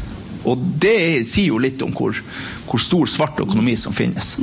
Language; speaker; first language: Norwegian; native; Norwegian